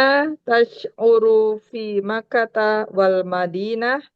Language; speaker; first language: Arabic; non-native, learner; Indonesian